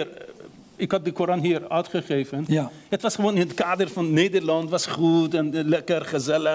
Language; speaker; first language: Dutch; non-native, fluent; Persian